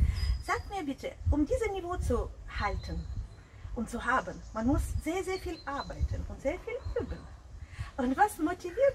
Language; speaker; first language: German; non-native, fluent; Russian